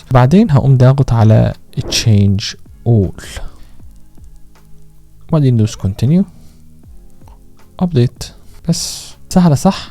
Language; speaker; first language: Arabic; native; Arabic